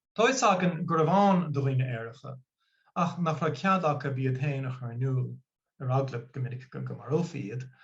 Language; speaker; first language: Irish; non-native, local second language; English